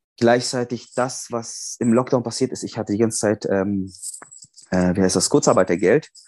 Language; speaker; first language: German; non-native, fluent; Arabic